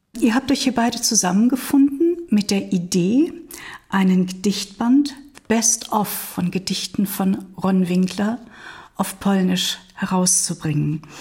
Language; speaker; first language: German; native; German